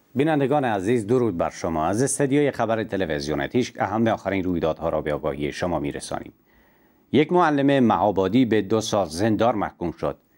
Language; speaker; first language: Persian; non-native, local second language; Central Kurdish